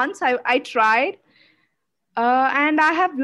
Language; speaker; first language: English; non-native, local second language; Odia